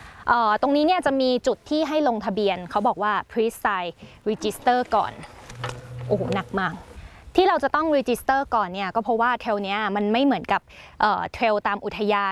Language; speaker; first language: Thai; native; Thai